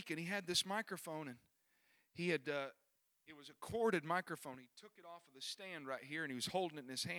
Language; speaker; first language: English; native; English